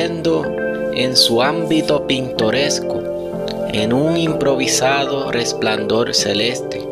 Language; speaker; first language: Spanish; native; Spanish